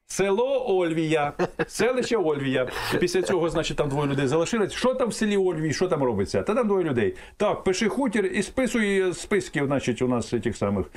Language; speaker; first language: Ukrainian; native; Ukrainian